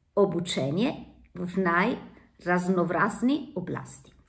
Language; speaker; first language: Bulgarian; non-native, learner; Italian